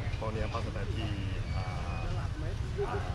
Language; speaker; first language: Thai; non-native, learner; Japanese